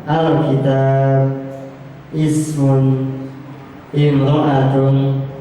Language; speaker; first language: Arabic; non-native, fluent; Indonesian